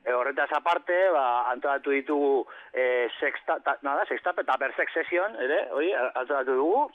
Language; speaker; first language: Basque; non-native, local second language; Spanish